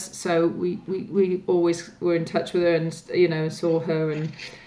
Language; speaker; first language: English; native; English